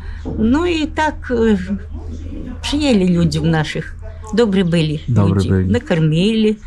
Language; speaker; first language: Polish; early bilingual, heritage; Polish